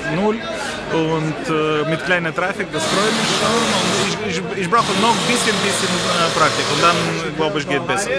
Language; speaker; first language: German; non-native, learner; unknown